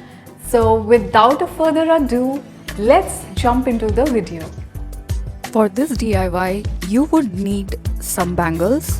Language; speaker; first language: English; non-native, local second language; Hindi